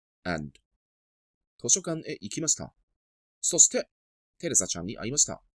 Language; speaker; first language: Japanese; non-native, fluent; Cantonese